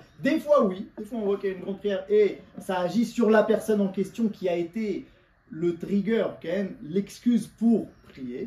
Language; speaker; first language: French; native; French